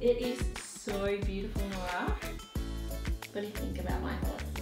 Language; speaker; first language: English; native; English